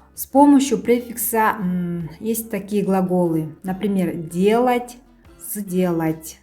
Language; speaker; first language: Russian; non-native, local second language; Kazakh